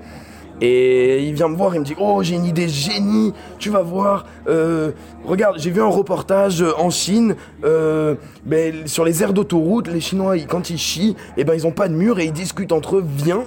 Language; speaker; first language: French; native; French